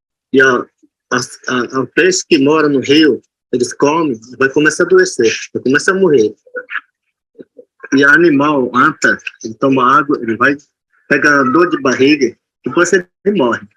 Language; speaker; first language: Portuguese; non-native, local second language; Yanomámi